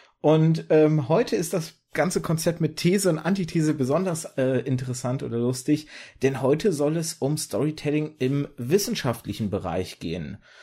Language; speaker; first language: German; early bilingual, other home language; Russian